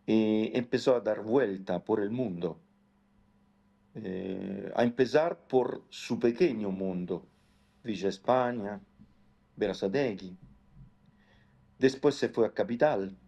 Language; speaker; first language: Spanish; non-native, fluent; Italian